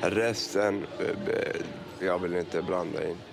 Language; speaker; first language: Swedish; non-native, fluent; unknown